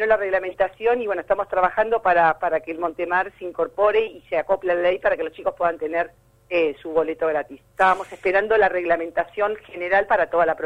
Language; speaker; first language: Spanish; native; Spanish